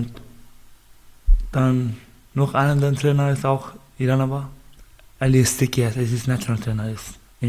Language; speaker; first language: German; non-native, learner; Baluchi